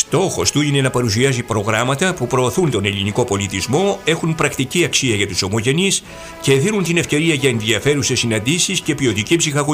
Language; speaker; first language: Greek; native; Greek